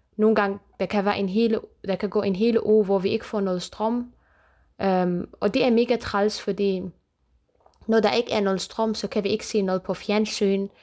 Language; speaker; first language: Danish; non-native, fluent; Kurdish